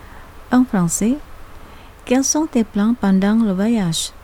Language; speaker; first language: French; non-native, fluent; Indonesian